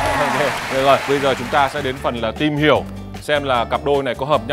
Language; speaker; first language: Vietnamese; native; Vietnamese